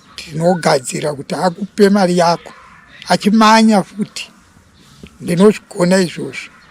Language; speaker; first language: Shona; non-native, local second language; Venda